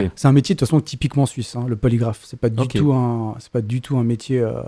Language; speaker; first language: French; native; French